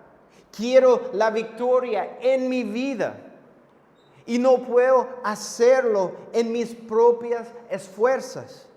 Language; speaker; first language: Spanish; non-native, fluent; English